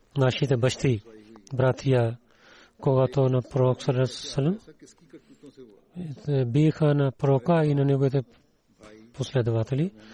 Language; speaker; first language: Bulgarian; non-native, learner; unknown